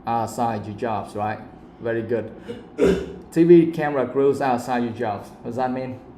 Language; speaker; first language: English; non-native, fluent; Vietnamese